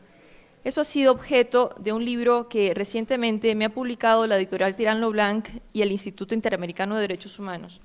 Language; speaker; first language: Spanish; native; Spanish